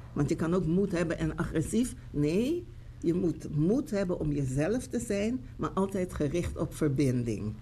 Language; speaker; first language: Dutch; native; Dutch